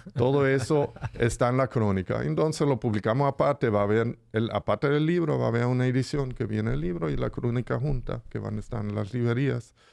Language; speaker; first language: Spanish; non-native, fluent; German